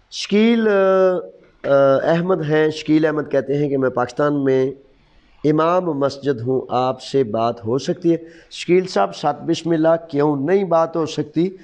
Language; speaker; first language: Urdu; non-native, local second language; Punjabi